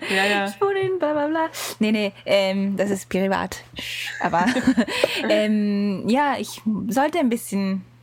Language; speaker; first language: German; non-native, learner; Japanese